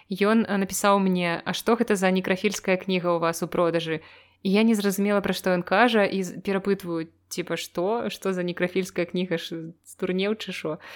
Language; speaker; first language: Belarusian; non-native, local second language; Russian